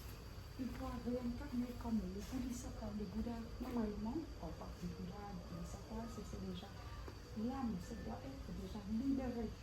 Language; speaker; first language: French; non-native, fluent; Vietnamese